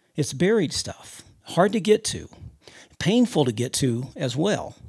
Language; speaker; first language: English; native; English